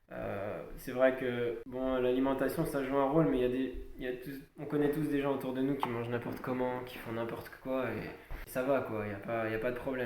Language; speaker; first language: French; native; French